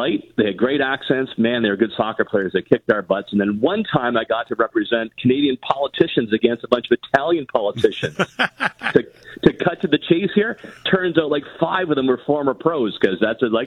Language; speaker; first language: English; native; English